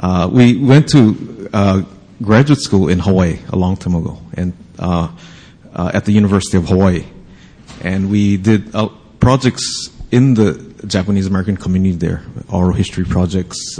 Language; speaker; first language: English; native; English